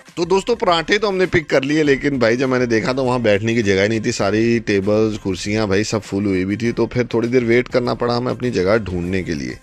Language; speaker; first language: Urdu; non-native, local second language; Punjabi